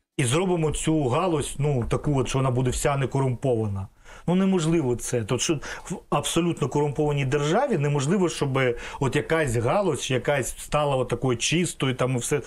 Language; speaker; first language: Ukrainian; non-native, local second language; Russian